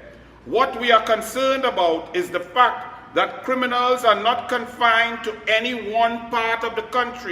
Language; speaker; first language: English; native; English